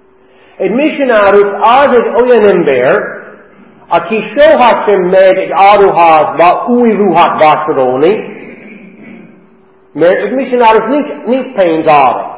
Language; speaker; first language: Hungarian; non-native, fluent; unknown